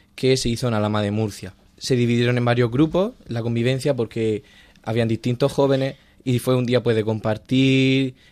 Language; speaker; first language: Spanish; native; Spanish